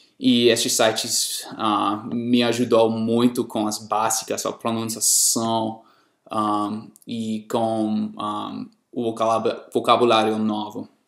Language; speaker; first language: Portuguese; non-native, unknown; English